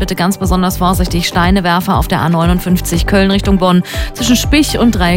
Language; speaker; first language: German; native; German